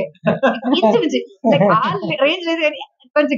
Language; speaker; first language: Telugu; non-native, local second language; Malayalam